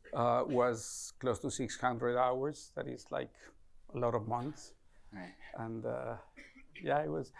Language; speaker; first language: English; non-native, fluent; Spanish